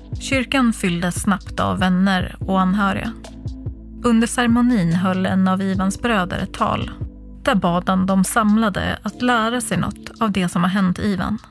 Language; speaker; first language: Swedish; native; Swedish